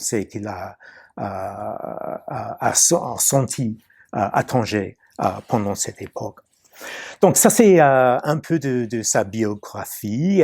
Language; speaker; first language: French; non-native, fluent; English